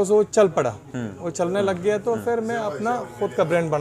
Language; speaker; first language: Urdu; non-native, fluent; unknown